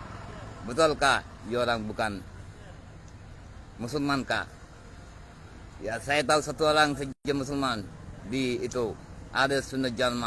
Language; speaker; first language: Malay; non-native, learner; Bangla